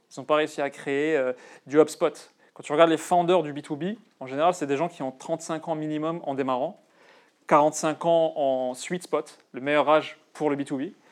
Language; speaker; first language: French; non-native, local second language; Arabic